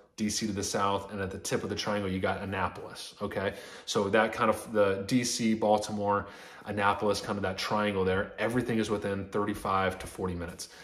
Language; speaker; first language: English; native; English